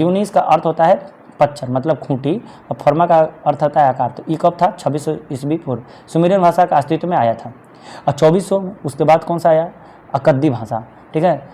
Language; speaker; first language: Hindi; native; Hindi